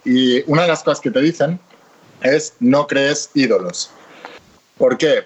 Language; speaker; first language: Spanish; native; Spanish